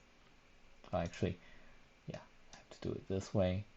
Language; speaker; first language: English; non-native, fluent; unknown